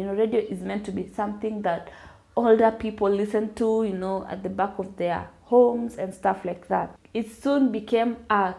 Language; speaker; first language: English; non-native, local second language; Luyia